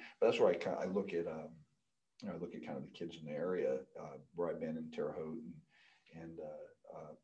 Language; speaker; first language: English; native; English